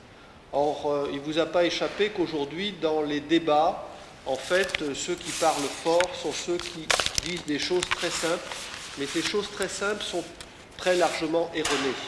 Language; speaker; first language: French; native; French